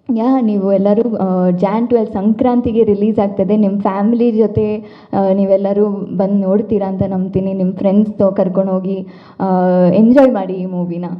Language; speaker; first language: Kannada; non-native, local second language; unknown